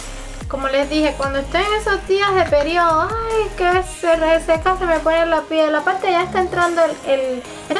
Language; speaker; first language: Spanish; native; Spanish